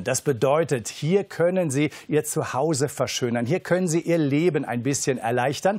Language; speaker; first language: German; native; German